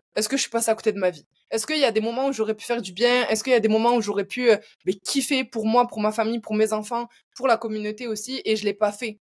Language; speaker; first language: French; native; French